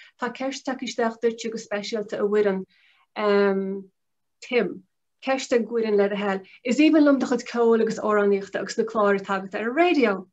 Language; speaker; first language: Irish; native; Irish